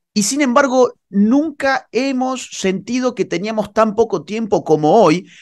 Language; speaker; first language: Spanish; native; Spanish